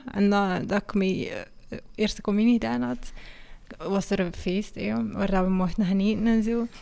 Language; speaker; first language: Dutch; early bilingual, other home language; Amharic